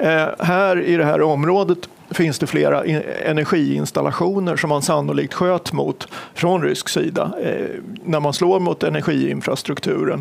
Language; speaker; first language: Swedish; native; Swedish